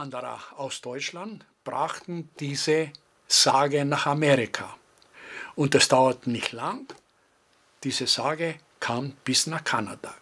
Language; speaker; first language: German; non-native, fluent; Greek